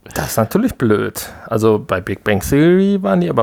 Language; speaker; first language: German; native; German